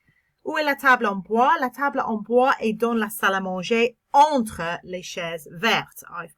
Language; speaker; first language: French; non-native, fluent; English